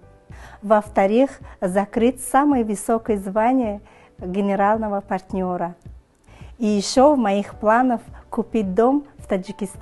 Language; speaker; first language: Russian; non-native, learner; Tajik